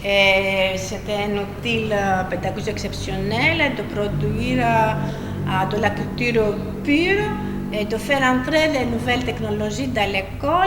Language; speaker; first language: French; non-native, fluent; Greek